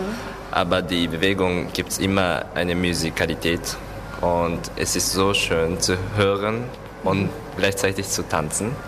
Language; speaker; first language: German; non-native, learner; Japanese